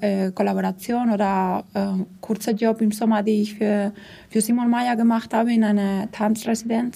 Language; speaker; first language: German; non-native, fluent; Spanish